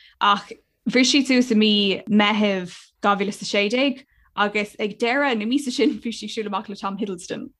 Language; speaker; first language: Irish; non-native, local second language; English